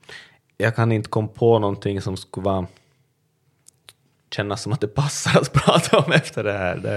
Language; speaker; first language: Swedish; native; Swedish